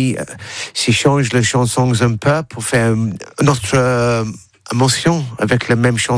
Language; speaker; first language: French; non-native, learner; English